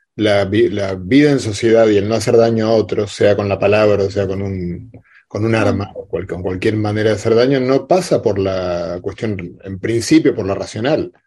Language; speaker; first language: Spanish; native; Spanish